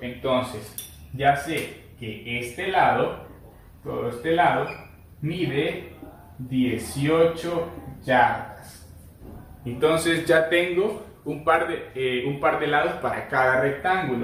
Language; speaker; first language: Spanish; native; Spanish